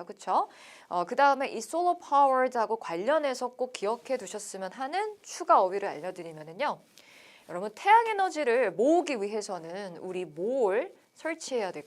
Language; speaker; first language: Korean; native; Korean